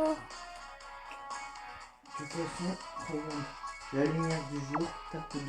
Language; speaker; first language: French; native; French